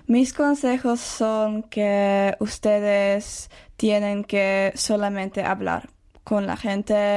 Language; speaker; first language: Spanish; non-native, learner; Czech